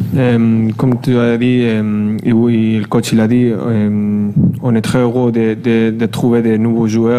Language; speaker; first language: French; non-native, fluent; Spanish